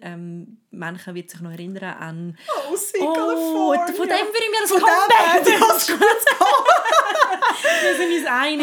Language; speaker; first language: German; native; German